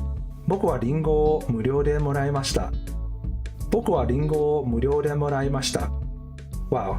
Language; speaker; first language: Japanese; non-native, learner; English